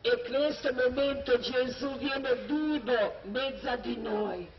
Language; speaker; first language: Italian; non-native, learner; Croatian